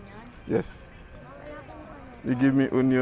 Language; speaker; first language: English; non-native, fluent; French